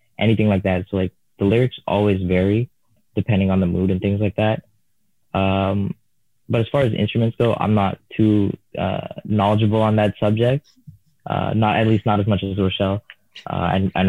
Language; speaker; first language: English; non-native, fluent; Tamil